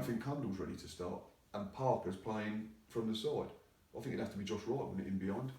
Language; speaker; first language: English; native; English